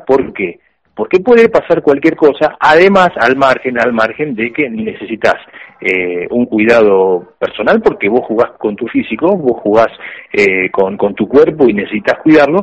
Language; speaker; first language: Spanish; native; Spanish